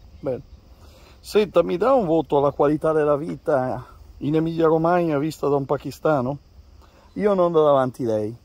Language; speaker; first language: Italian; native; Italian